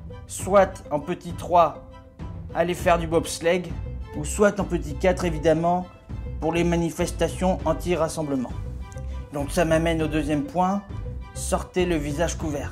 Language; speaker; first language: French; native; French